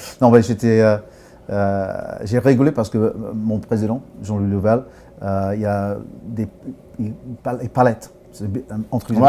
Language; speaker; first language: French; non-native, fluent; English